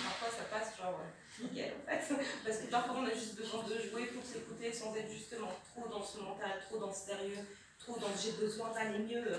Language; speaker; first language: French; native; French